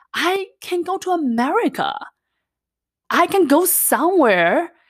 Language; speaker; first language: English; non-native, fluent; Chinese